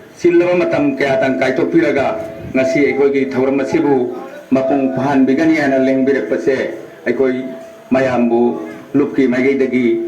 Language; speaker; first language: Manipuri; early bilingual, heritage; Manipuri